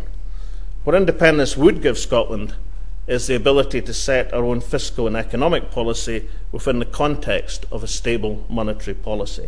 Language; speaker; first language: English; native; English